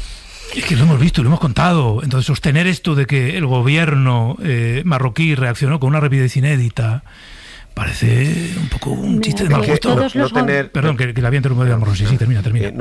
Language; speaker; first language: Spanish; native; Spanish